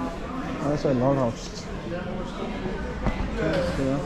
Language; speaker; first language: Dutch; non-native, learner; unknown